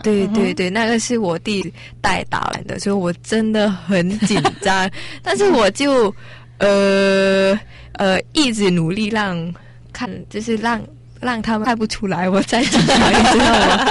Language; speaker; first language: Chinese; non-native, learner; Thai